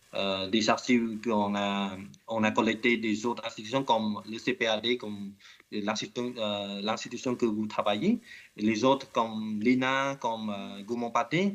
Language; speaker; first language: French; non-native, learner; Khmer